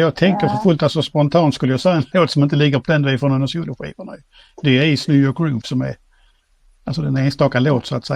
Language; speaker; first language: Swedish; native; Swedish